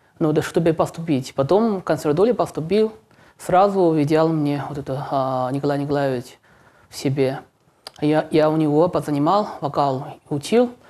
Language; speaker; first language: Russian; non-native, learner; Chinese